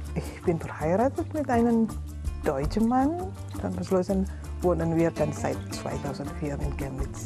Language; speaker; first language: German; non-native, learner; Indonesian